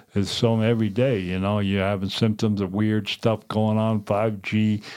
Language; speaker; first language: English; native; English